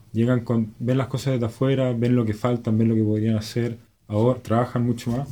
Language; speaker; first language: Spanish; native; Spanish